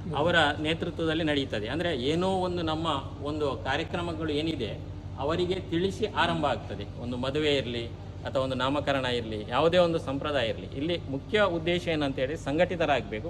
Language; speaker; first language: Kannada; non-native, local second language; Marathi